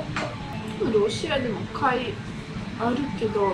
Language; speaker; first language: Japanese; non-native, fluent; Russian